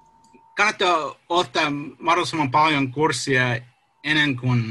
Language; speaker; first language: Finnish; non-native, learner; English